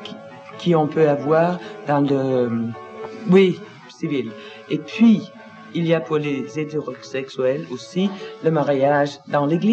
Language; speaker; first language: French; non-native, learner; Danish